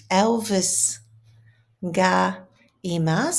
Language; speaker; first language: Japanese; non-native, fluent; English